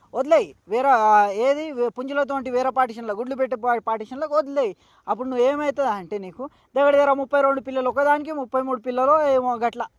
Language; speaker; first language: Telugu; native; Telugu